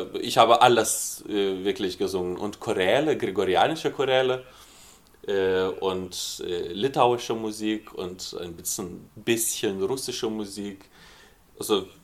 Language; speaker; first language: German; non-native, fluent; Lithuanian